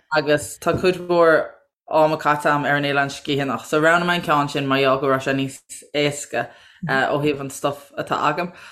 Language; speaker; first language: Irish; non-native, local second language; English